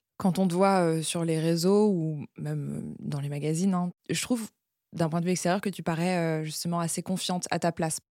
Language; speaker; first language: French; native; French